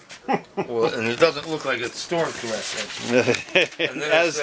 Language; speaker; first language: English; native; English